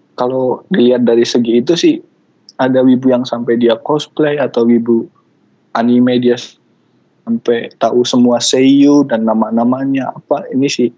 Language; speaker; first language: Indonesian; native; Indonesian